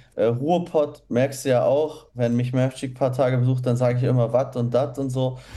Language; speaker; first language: German; native; German